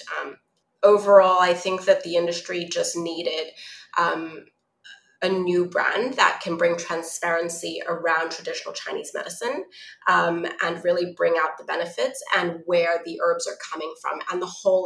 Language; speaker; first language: English; non-native, local second language; Cantonese